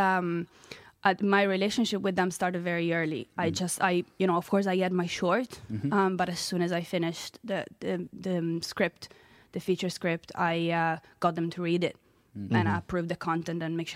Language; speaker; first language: English; non-native, fluent; Italian